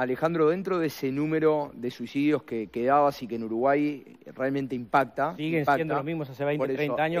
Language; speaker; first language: Spanish; native; Spanish